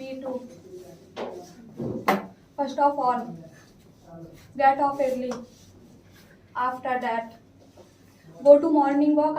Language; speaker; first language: English; non-native, learner; Hindi